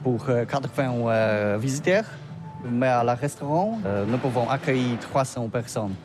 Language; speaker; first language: French; non-native, learner; Polish